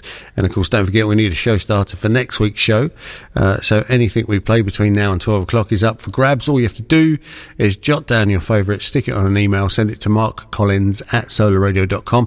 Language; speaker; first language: English; native; English